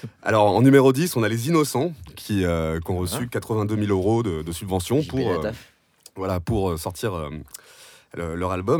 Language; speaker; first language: French; native; French